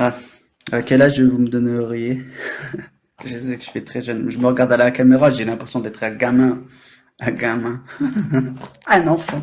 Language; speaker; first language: French; native; French